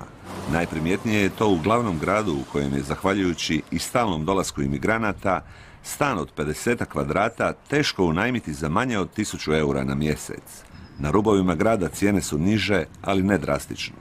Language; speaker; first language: Croatian; native; Croatian